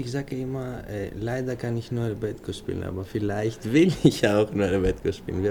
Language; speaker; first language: German; non-native, fluent; Greek